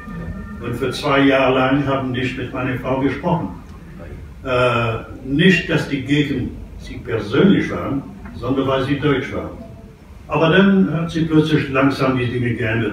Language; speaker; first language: German; non-native, fluent; English